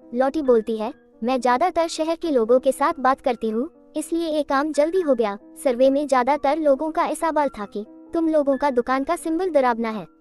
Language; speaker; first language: Hindi; non-native, local second language; Bangla